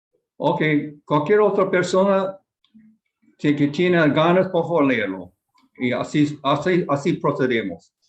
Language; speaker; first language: Spanish; non-native, fluent; Japanese